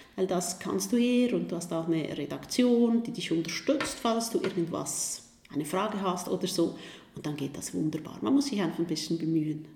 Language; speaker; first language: German; native; German